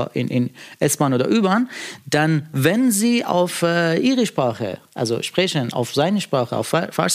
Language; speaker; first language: German; non-native, fluent; Persian